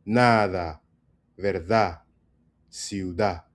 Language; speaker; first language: Spanish; non-native, learner; English